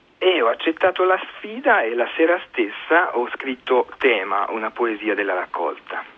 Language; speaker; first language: Italian; early bilingual, heritage; Italian